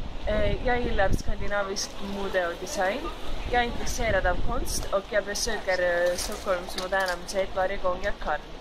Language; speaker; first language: Swedish; non-native, learner; Estonian